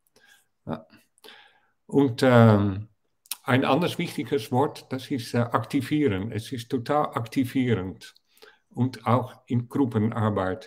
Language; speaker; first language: German; non-native, fluent; Dutch